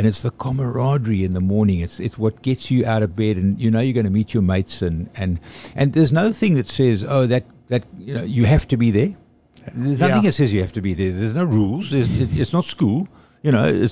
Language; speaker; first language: English; native; English